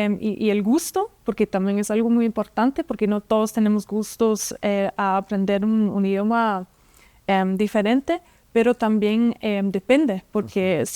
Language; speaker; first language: Spanish; non-native, fluent; German